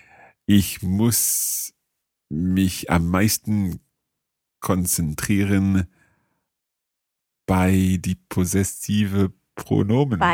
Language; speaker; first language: German; non-native, learner; English